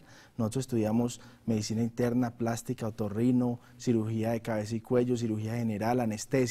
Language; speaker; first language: Spanish; native; Spanish